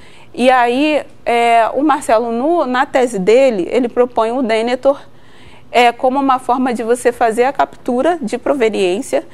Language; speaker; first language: Portuguese; native; Portuguese